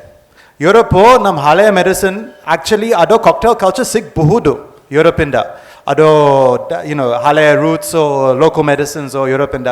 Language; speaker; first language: Kannada; non-native, fluent; English